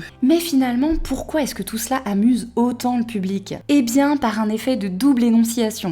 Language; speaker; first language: French; native; French